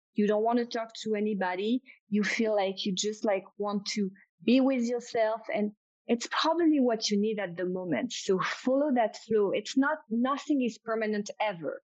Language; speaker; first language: English; non-native, fluent; French